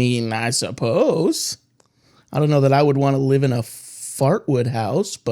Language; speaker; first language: English; native; English